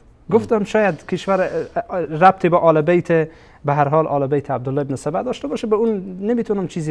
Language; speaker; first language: Persian; native; Persian